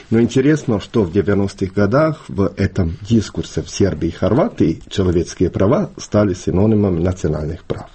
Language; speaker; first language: Russian; non-native, fluent; Bosnian